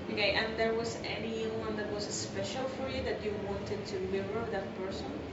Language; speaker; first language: English; non-native, fluent; Spanish